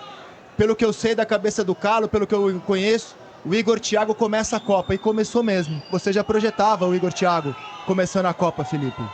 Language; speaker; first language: Portuguese; native; Portuguese